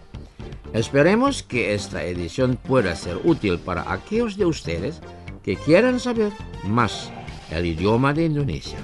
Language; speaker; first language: Spanish; non-native, fluent; Indonesian